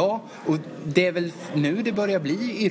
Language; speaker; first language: Swedish; native; Swedish